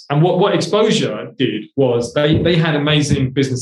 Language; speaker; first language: English; native; English